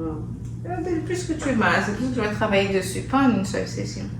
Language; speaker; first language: French; native; French